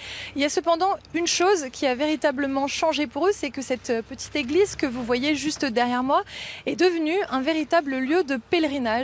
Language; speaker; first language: French; native; French